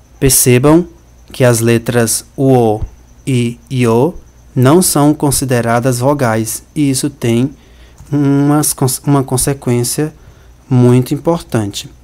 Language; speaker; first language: Portuguese; native; Portuguese